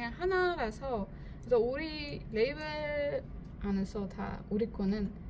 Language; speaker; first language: Korean; non-native, learner; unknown